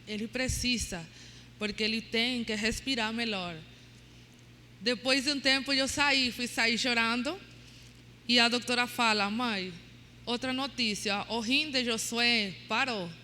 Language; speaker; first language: Portuguese; non-native, learner; Spanish